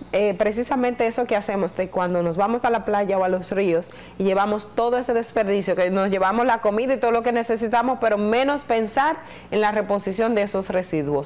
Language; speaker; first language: Spanish; native; Spanish